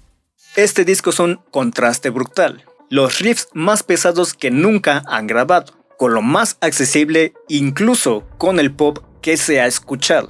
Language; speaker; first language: Spanish; native; Spanish